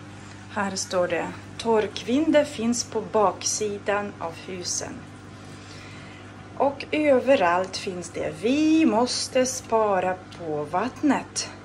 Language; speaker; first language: Swedish; non-native, fluent; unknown